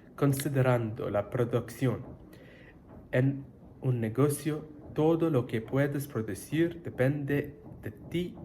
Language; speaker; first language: Spanish; non-native, learner; English